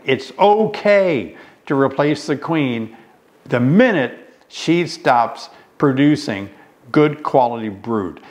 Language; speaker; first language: English; native; English